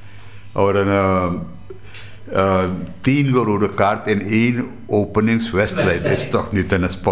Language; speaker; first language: Dutch; non-native, local second language; Caribbean Hindustani